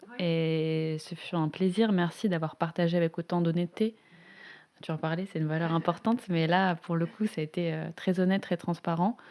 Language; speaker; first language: French; native; French